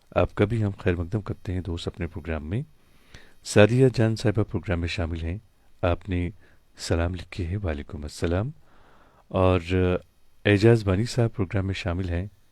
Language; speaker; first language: Hindi; non-native, local second language; Kashmiri